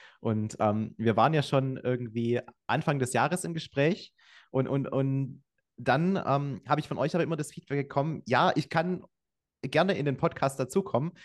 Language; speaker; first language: German; native; German